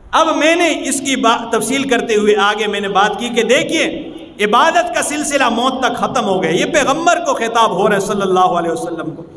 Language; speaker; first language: Urdu; non-native, local second language; Pashto